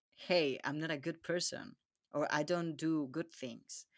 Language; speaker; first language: English; non-native, fluent; Spanish